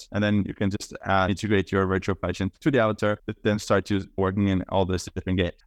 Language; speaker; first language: English; non-native, fluent; Estonian